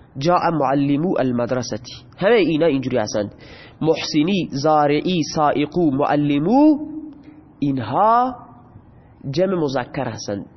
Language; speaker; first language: Persian; non-native, local second language; Baluchi